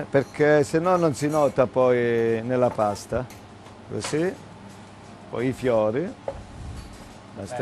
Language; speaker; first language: Italian; native; Italian